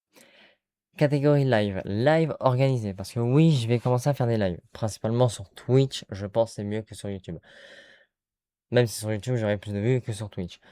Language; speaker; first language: French; native; French